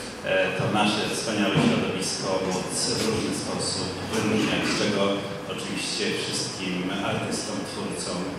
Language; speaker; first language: Polish; native; Polish